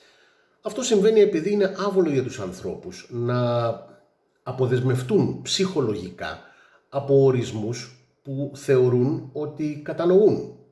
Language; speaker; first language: Greek; native; Greek